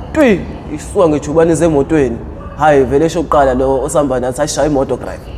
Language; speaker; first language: Zulu; native; Zulu